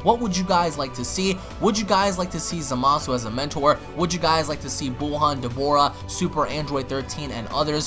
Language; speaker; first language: English; native; English